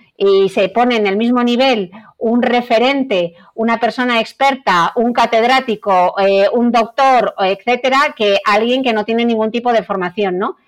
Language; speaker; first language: Spanish; native; Spanish